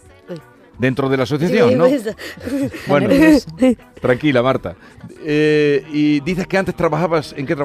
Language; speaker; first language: Spanish; native; Spanish